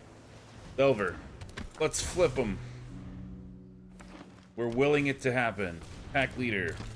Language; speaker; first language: English; native; English